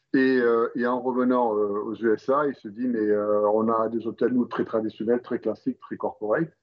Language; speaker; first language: French; native; French